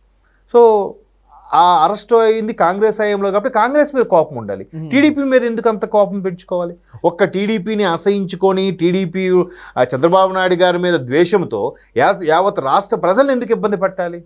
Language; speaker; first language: Telugu; native; Telugu